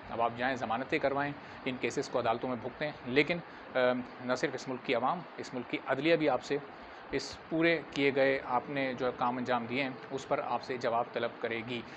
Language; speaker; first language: Urdu; native; Urdu